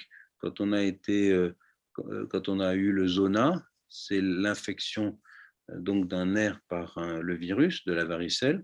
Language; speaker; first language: French; native; French